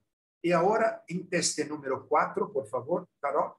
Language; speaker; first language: Spanish; non-native, learner; Portuguese